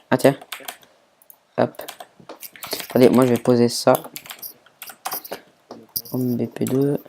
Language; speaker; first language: French; native; French